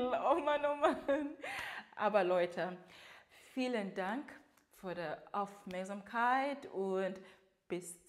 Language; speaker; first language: German; non-native, learner; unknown